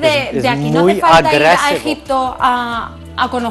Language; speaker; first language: Spanish; native; Spanish